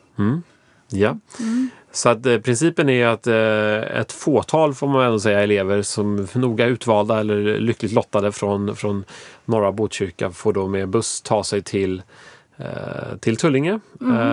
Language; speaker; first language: Swedish; native; Swedish